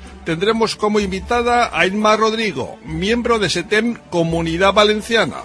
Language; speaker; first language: Spanish; native; Spanish